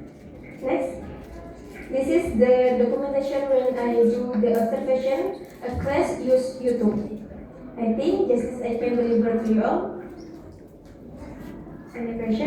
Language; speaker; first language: English; non-native, fluent; Indonesian